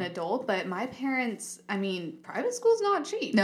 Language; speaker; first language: English; native; English